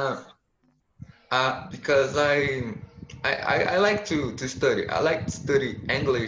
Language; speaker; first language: English; non-native, learner; Portuguese